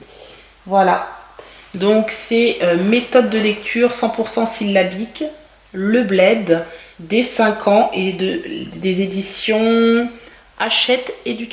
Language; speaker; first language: French; native; French